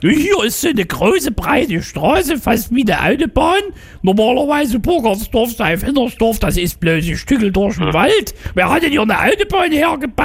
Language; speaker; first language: German; native; German